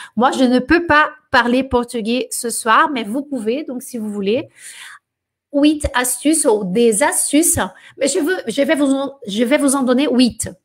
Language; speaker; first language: French; non-native, fluent; Portuguese